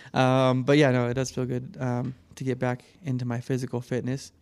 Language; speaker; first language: English; native; English